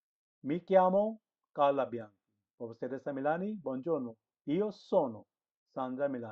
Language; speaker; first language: Italian; non-native, fluent; Hindi